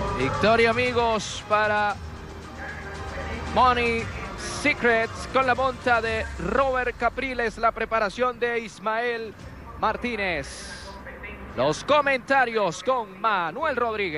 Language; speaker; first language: Spanish; native; Spanish